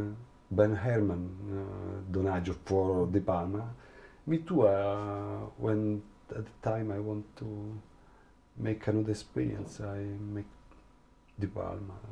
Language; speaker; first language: English; non-native, learner; Italian